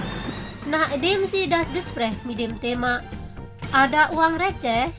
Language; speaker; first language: German; non-native, fluent; Indonesian